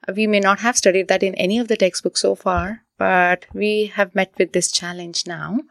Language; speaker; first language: English; non-native, local second language; Hindi